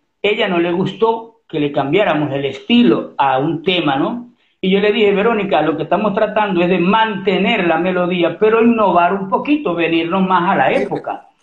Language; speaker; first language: Spanish; native; Spanish